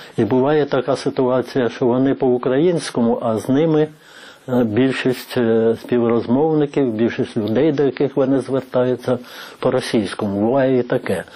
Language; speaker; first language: Ukrainian; native; Ukrainian